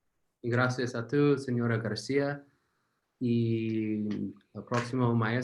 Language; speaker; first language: Spanish; non-native, learner; English